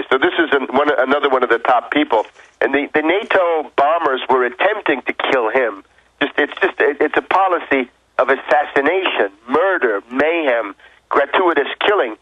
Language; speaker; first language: English; native; English